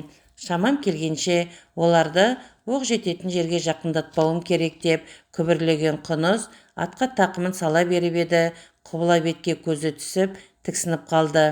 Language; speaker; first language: Kazakh; native; Kazakh